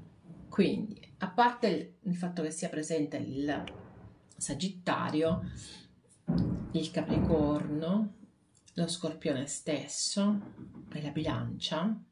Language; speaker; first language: Italian; native; Italian